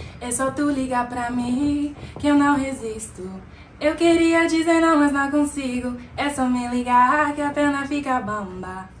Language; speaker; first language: Portuguese; non-native, fluent; French